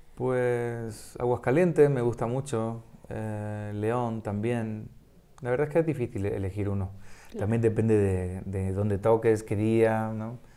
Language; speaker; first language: Spanish; native; Spanish